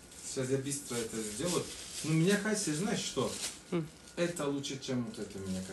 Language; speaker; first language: Russian; non-native, learner; Turkish